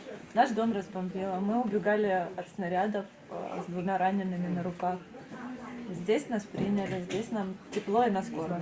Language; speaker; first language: Russian; native; Russian